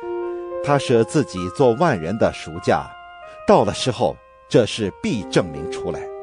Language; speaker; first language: Chinese; native; Chinese